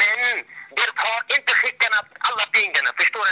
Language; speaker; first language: Swedish; non-native, learner; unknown